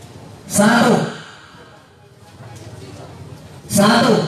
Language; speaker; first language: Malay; non-native, local second language; Javanese